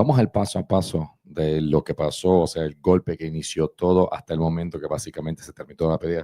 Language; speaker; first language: Spanish; native; Spanish